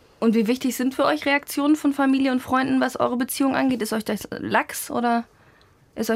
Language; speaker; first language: German; native; German